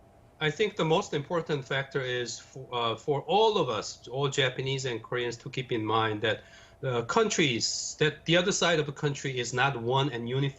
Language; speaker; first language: English; non-native, fluent; Korean